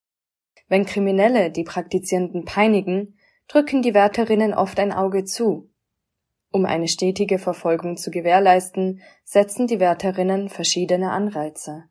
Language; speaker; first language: German; native; German